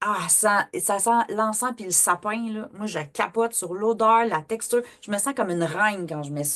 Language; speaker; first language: French; native; French